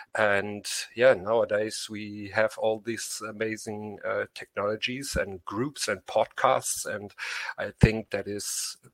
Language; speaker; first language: English; non-native, learner; German